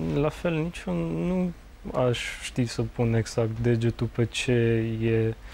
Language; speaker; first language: Romanian; native; Romanian